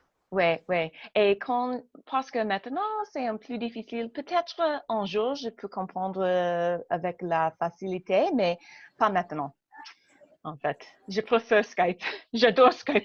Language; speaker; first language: French; non-native, learner; English